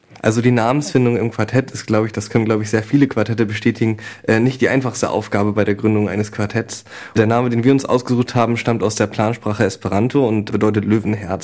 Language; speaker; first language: German; native; German